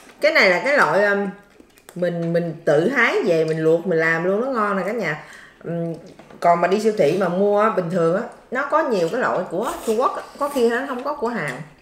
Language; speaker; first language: Vietnamese; native; Vietnamese